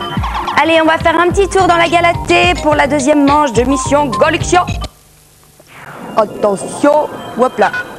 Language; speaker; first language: French; native; French